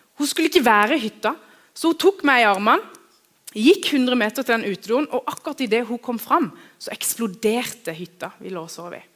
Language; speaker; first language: Norwegian; early bilingual, other home language; Kurdish